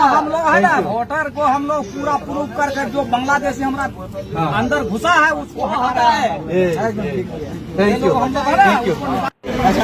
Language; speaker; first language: Hindi; non-native, local second language; Kok Borok